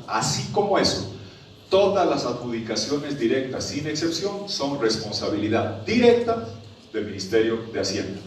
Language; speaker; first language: Spanish; native; Spanish